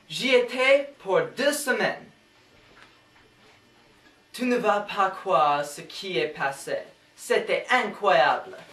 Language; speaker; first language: French; non-native, learner; English